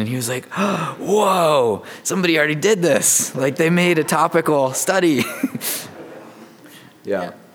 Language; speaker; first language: English; native; English